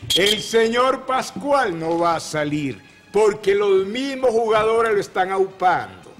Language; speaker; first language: Spanish; native; Spanish